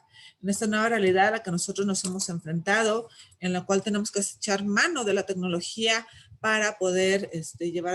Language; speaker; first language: Spanish; native; Spanish